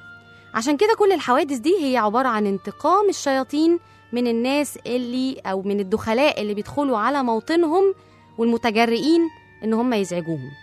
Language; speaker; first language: Arabic; native; Arabic